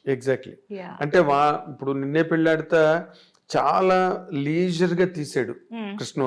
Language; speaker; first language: Telugu; native; Telugu